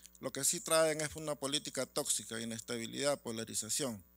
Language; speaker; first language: Spanish; native; Spanish